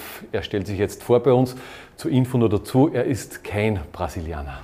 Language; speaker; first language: German; native; German